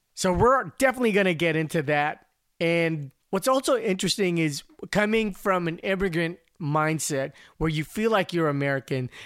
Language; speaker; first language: English; non-native, local second language; Filipino